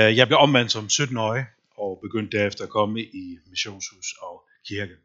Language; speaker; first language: Danish; non-native, local second language; Faroese